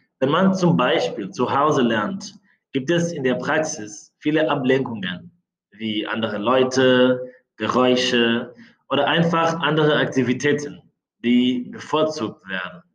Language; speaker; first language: German; non-native, fluent; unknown